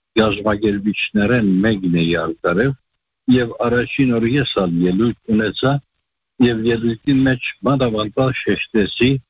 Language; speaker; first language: Armenian; native; Armenian